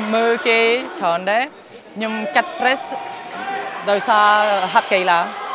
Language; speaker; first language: Khmer; early bilingual, heritage; Khmer